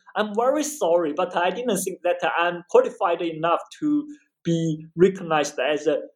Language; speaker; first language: English; non-native, fluent; Chinese